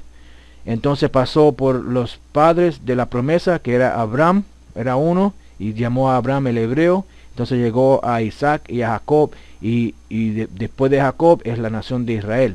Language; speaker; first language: Spanish; early bilingual, heritage; Spanish